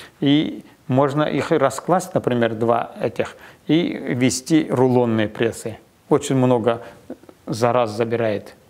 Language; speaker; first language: Russian; non-native, local second language; Kazakh